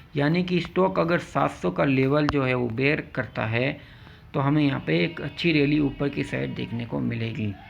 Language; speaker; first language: Hindi; non-native, local second language; Gujarati